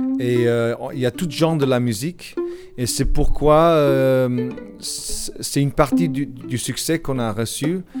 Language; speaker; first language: French; non-native, fluent; English